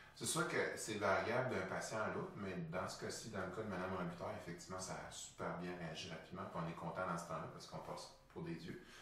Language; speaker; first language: French; native; French